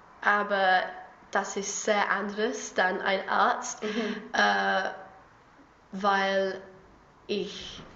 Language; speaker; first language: German; non-native, learner; English